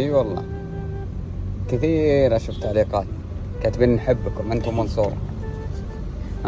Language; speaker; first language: Arabic; native; Arabic